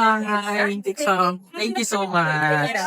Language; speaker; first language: English; non-native, local second language; Filipino